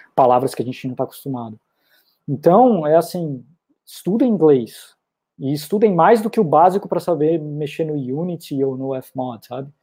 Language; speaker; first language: Portuguese; native; Portuguese